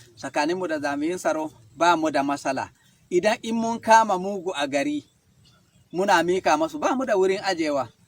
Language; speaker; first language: Hausa; non-native, local second language; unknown